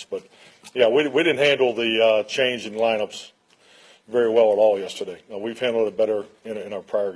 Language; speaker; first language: English; native; English